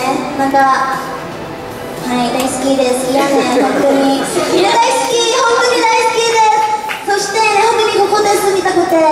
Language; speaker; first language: Japanese; non-native, learner; Thai